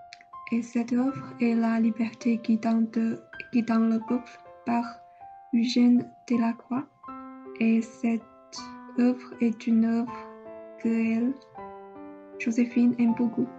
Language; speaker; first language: French; non-native, learner; Chinese